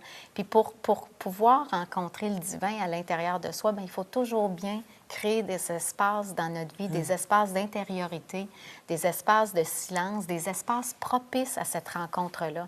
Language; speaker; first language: French; native; French